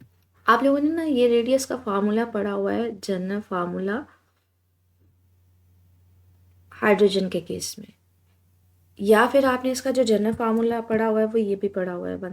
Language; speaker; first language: Hindi; non-native, local second language; Punjabi